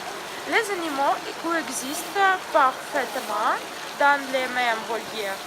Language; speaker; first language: French; non-native, learner; Russian